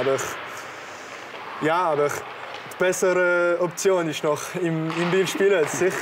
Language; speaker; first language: German; non-native, local second language; French